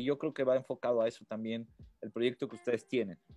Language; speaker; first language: Spanish; native; Spanish